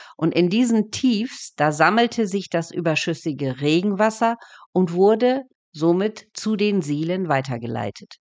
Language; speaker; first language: German; native; German